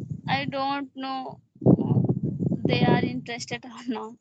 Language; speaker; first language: English; non-native, learner; Hindi